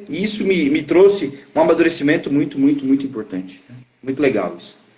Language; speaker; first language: Portuguese; native; Portuguese